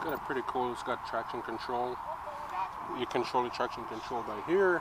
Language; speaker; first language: English; native; English